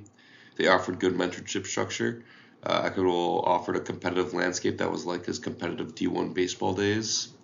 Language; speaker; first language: English; native; English